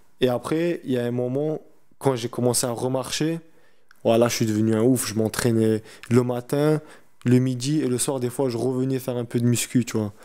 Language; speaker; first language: French; early bilingual, other home language; Chechen